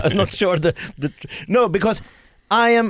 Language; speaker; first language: English; non-native, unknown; Swedish